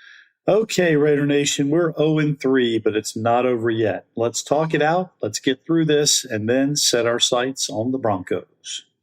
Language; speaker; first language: English; native; English